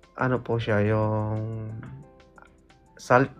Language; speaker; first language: Japanese; non-native, learner; Filipino